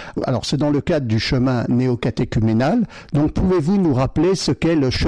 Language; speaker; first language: French; native; French